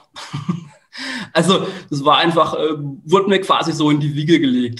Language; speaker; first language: German; native; German